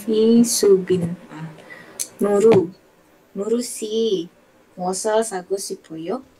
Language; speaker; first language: Korean; non-native, learner; Indonesian